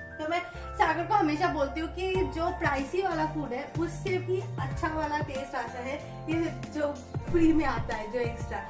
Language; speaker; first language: Hindi; non-native, local second language; Bangla